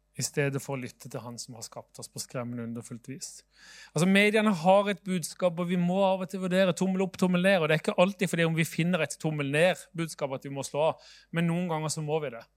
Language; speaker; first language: Norwegian; native; Norwegian